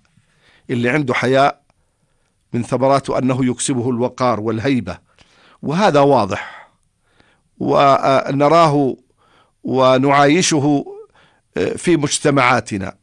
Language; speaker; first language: Arabic; native; Arabic